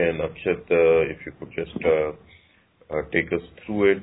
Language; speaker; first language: English; non-native, local second language; Urdu